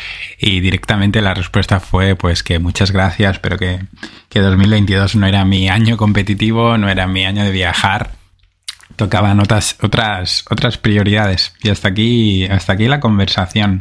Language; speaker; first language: Spanish; native; Spanish